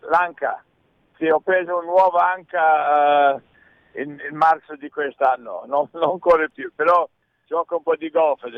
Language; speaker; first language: Italian; early bilingual, heritage; English